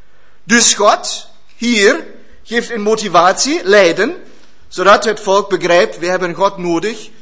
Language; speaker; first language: Dutch; non-native, learner; German